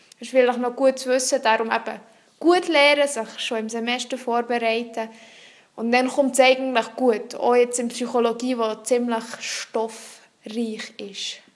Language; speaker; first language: German; non-native, local second language; French